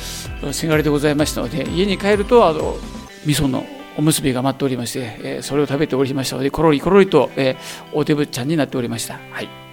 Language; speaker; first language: Japanese; native; Japanese